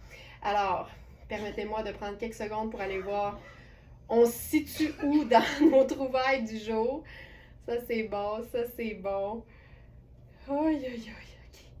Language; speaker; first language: French; native; French